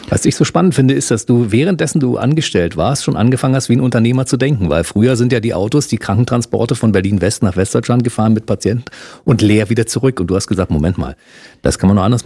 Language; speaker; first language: German; native; German